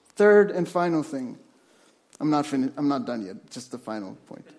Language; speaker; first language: English; non-native, fluent; Spanish